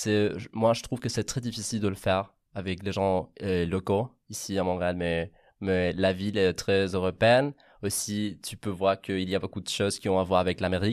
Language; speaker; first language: French; non-native, fluent; Catalan